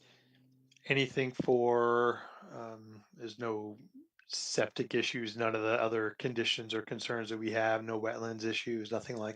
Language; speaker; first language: English; native; English